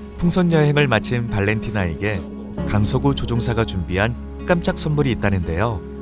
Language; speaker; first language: Korean; native; Korean